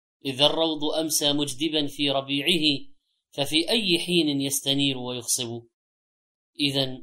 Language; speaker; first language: Arabic; native; Arabic